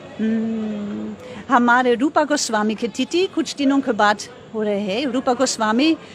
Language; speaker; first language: Hindi; non-native, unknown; German